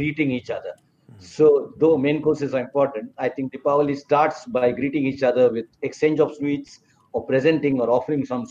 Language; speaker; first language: English; non-native, local second language; Marathi